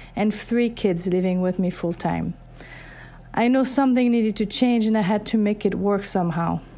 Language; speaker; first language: English; non-native, fluent; French